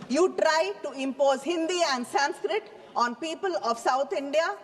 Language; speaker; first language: English; non-native, local second language; Tamil